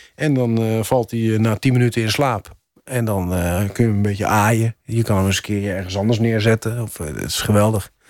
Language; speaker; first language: Dutch; native; Dutch